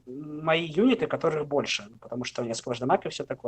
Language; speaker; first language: Russian; native; Russian